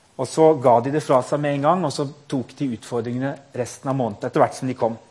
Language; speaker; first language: Norwegian; native; Norwegian